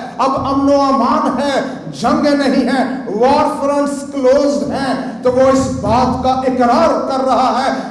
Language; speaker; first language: Urdu; native; Urdu